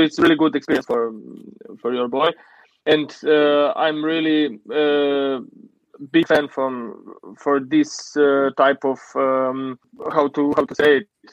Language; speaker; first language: English; non-native, learner; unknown